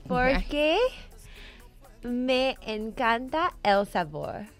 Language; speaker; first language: Spanish; non-native, learner; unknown